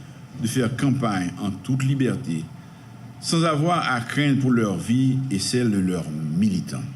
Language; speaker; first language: French; non-native, local second language; Haitian Creole